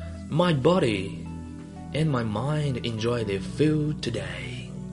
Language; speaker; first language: English; non-native, fluent; Chinese